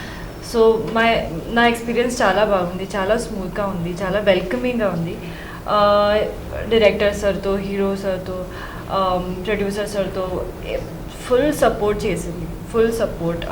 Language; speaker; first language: Telugu; non-native, learner; Hindi